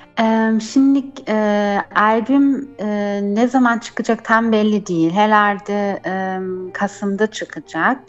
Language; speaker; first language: Turkish; early bilingual, heritage; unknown